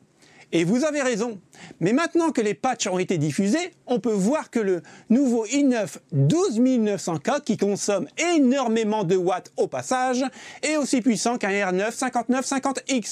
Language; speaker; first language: French; native; French